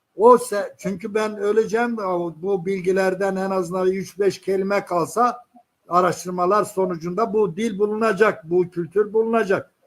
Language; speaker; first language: Turkish; non-native, local second language; Zaza